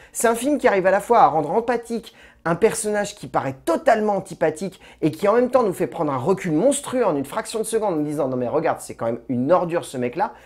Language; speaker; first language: French; native; French